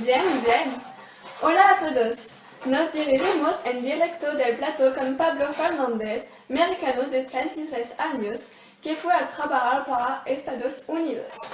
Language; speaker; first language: Spanish; non-native, learner; French